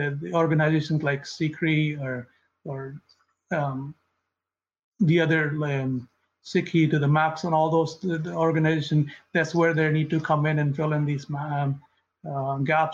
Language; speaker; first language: English; non-native, local second language; Punjabi